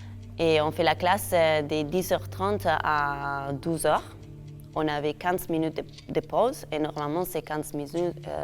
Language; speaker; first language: French; non-native, fluent; Italian